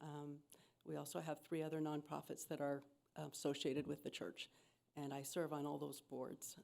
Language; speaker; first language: English; native; English